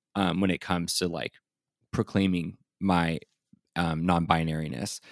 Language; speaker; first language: English; native; English